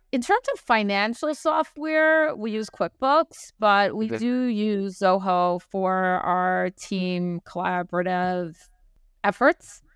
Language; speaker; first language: English; native; English